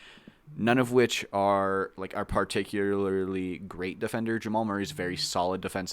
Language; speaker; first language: English; native; English